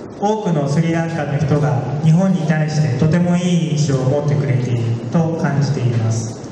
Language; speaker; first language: Japanese; native; Japanese